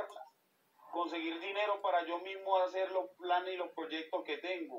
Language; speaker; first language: Spanish; native; Spanish